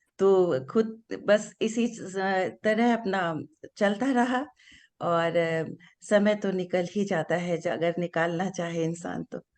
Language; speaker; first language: Hindi; non-native, local second language; Bangla